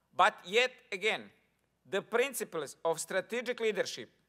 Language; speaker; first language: English; non-native, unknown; Croatian